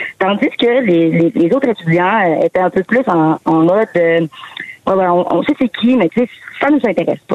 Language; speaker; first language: French; native; French